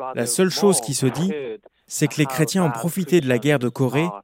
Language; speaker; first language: French; non-native, fluent; Korean